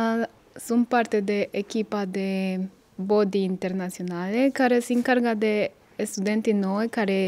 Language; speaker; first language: Romanian; non-native, learner; Spanish